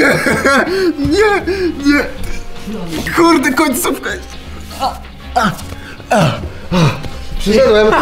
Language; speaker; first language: Polish; native; Polish